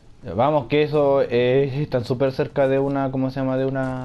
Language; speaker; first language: Spanish; native; Spanish